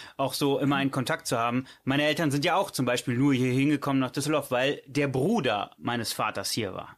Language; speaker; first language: German; early bilingual, other home language; Italian